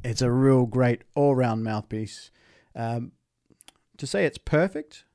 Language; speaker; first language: English; native; English